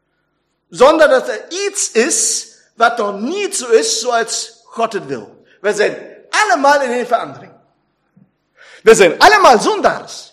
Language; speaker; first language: Dutch; non-native, fluent; German